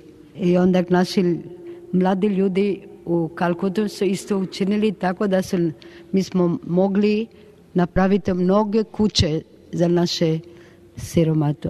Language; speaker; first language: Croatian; non-native, local second language; Albanian